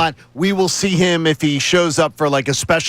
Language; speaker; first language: English; native; English